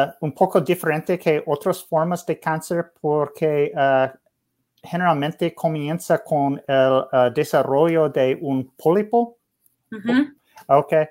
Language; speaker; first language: Spanish; non-native, learner; English